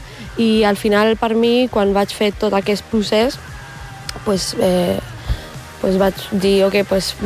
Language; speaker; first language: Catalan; early bilingual, other home language; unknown